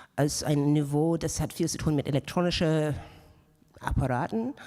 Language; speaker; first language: German; non-native, learner; English